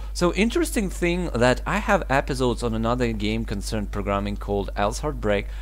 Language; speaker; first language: English; non-native, fluent; Russian